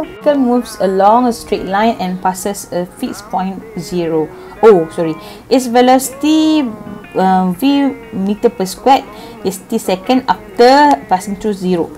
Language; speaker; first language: English; non-native, local second language; Malay